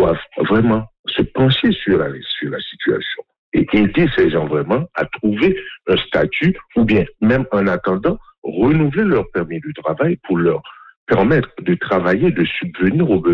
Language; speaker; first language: French; non-native, local second language; Haitian Creole